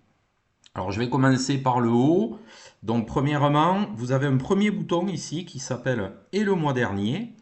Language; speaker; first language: French; native; French